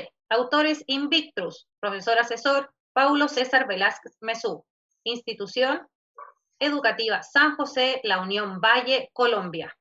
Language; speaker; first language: Spanish; native; Spanish